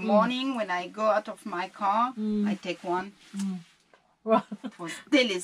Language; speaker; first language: English; non-native, learner; French